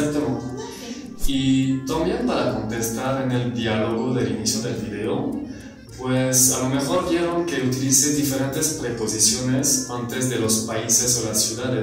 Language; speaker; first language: Spanish; non-native, fluent; French